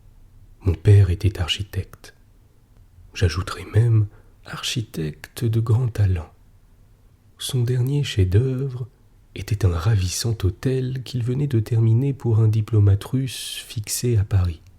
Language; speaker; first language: French; native; French